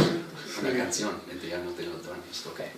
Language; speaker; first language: Spanish; non-native, fluent; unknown